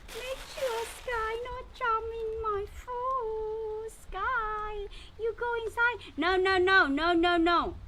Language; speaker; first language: English; non-native, learner; Thai